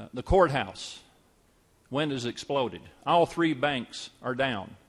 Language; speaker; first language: English; native; English